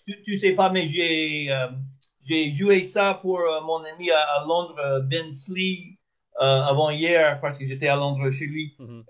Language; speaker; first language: French; non-native, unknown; English